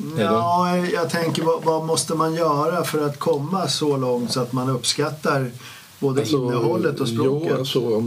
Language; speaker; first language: Swedish; native; Swedish